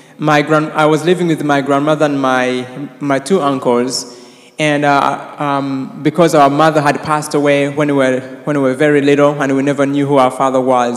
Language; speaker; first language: English; non-native, local second language; Kinyarwanda